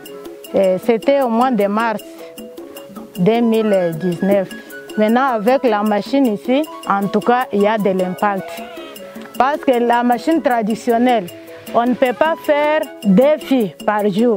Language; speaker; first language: French; non-native, local second language; Luba-Lulua